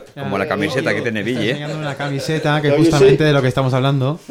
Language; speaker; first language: Spanish; non-native, fluent; Dutch